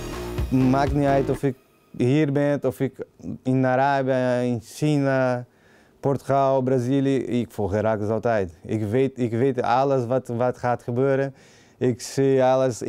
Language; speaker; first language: Dutch; non-native, learner; Portuguese